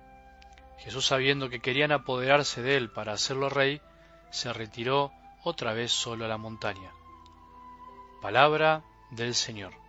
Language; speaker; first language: Spanish; native; Spanish